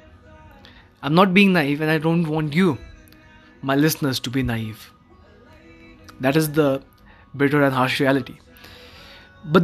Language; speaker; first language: English; non-native, local second language; Hindi